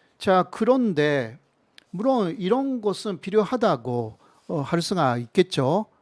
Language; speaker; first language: Korean; non-native, fluent; Japanese